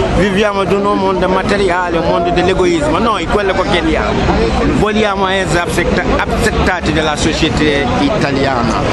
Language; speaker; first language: Italian; non-native, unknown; Wolof